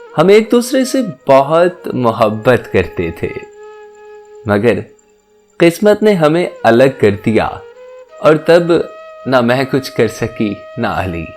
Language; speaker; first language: Urdu; native; Urdu